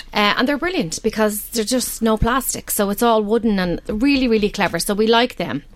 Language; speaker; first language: English; native; English